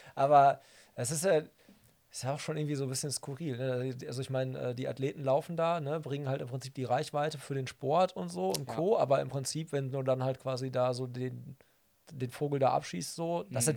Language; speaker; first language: German; native; German